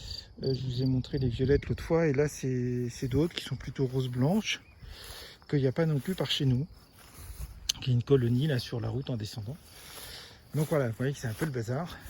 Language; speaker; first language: French; native; French